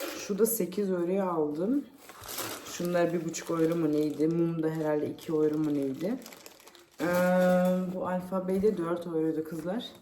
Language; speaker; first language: Turkish; early bilingual, heritage; Turkish